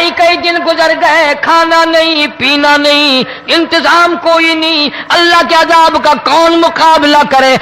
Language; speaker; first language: Urdu; non-native, local second language; Punjabi